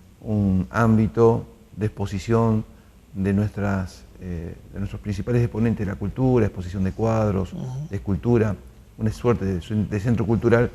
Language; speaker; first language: Spanish; native; Spanish